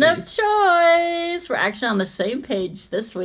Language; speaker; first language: English; native; English